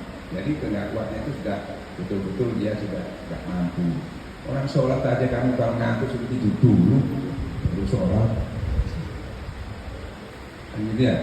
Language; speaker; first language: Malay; non-native, local second language; Javanese